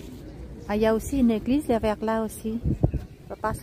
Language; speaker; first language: French; non-native, learner; Vietnamese